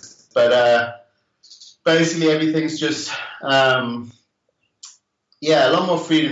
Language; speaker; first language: English; native; English